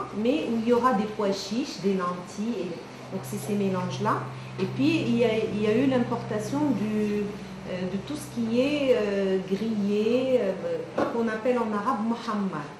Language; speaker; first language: French; non-native, local second language; Arabic